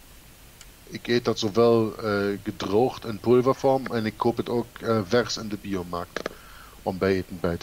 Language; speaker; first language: Dutch; non-native, fluent; German